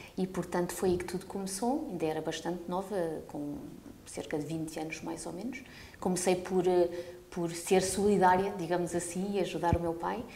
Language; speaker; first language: Portuguese; early bilingual, heritage; Portuguese